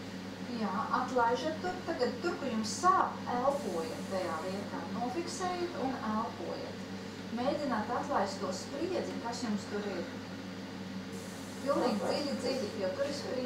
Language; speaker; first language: Latvian; native; Latvian